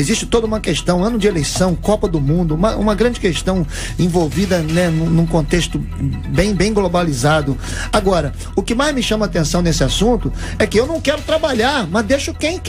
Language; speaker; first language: Portuguese; native; Portuguese